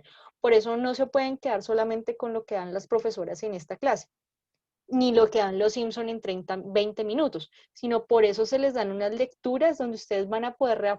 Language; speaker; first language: Spanish; native; Spanish